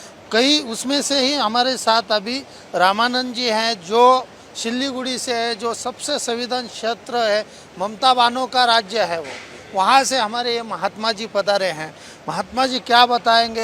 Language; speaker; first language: Hindi; native; Hindi